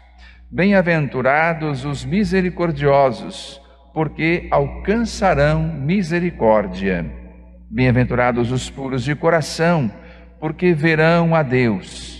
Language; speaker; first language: Portuguese; native; Portuguese